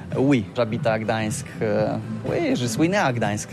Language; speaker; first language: French; non-native, learner; Polish